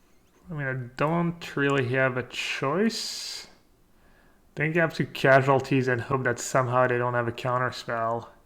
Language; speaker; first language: English; non-native, fluent; French